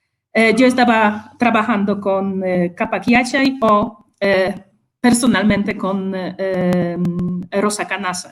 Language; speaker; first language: Spanish; non-native, fluent; Polish